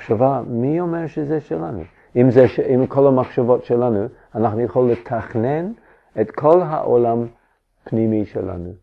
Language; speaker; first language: Hebrew; non-native, fluent; English